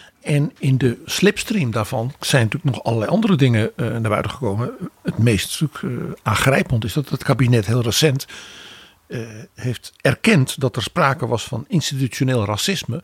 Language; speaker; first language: Dutch; native; Dutch